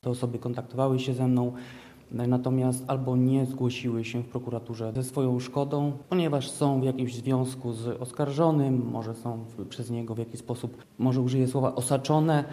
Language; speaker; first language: Polish; native; Polish